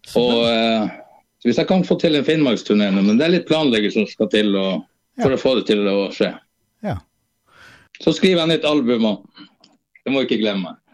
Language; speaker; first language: Norwegian; native; Norwegian